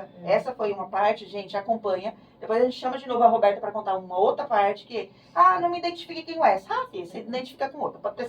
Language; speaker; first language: Portuguese; native; Portuguese